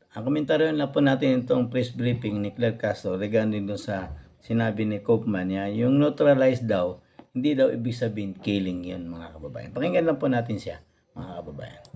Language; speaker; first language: Filipino; native; Filipino